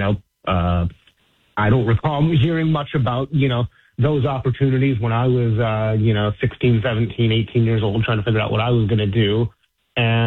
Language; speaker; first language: English; native; English